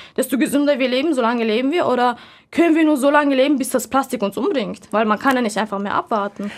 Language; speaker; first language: German; native; German